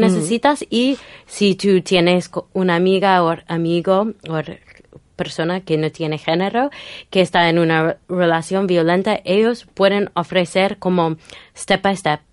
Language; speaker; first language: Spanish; non-native, fluent; English